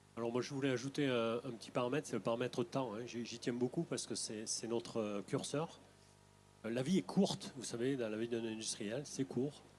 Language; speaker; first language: French; native; French